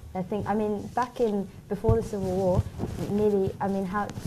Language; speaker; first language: English; native; English